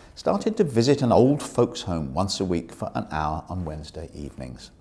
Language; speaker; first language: English; native; English